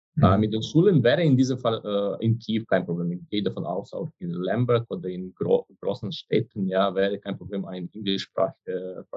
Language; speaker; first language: German; non-native, fluent; Ukrainian